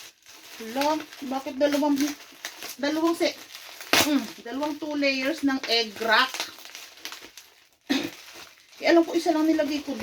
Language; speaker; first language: Filipino; native; Filipino